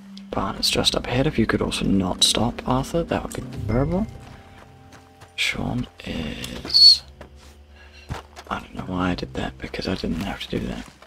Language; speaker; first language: English; native; English